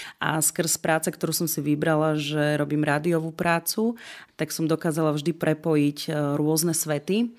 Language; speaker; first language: Slovak; native; Slovak